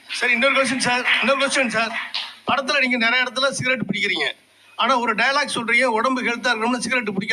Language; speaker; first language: Tamil; native; Tamil